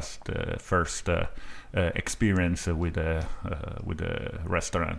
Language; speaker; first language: English; non-native, fluent; Italian